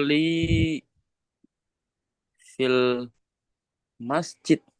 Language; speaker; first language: Arabic; non-native, learner; Indonesian